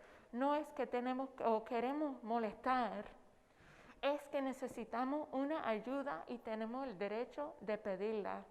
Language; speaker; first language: Spanish; non-native, fluent; English